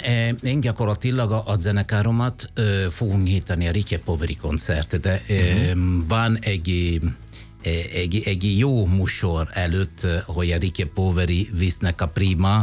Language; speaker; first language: Hungarian; non-native, fluent; Italian